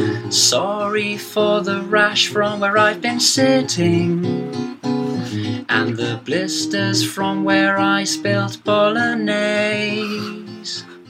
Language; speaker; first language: English; native; English